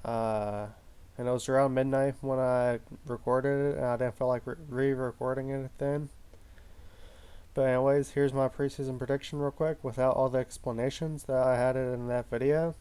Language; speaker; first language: English; native; English